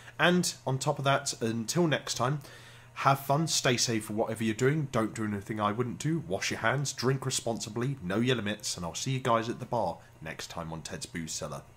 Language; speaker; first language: English; native; English